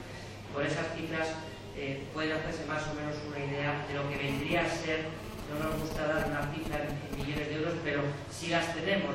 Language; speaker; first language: Spanish; native; Spanish